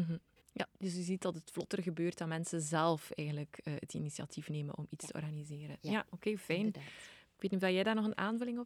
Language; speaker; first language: Dutch; native; Dutch